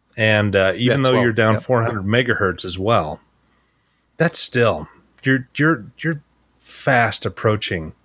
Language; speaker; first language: English; native; English